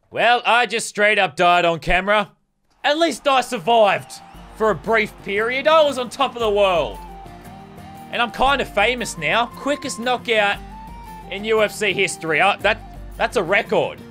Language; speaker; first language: English; native; English